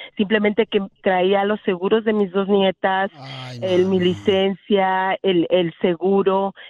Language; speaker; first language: Spanish; native; Spanish